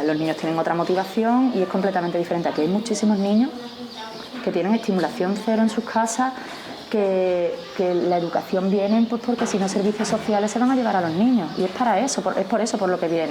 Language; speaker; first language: Spanish; native; Spanish